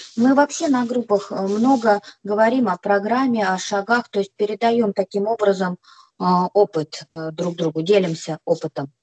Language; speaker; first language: Russian; native; Russian